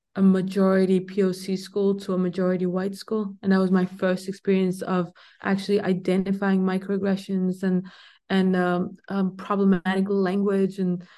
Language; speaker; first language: English; early bilingual, heritage; Danish